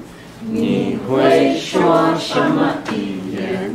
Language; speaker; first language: Chinese; non-native, learner; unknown